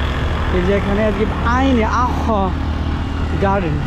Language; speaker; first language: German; non-native, learner; Bangla